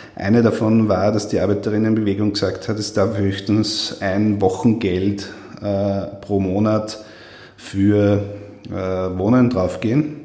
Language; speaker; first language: German; native; German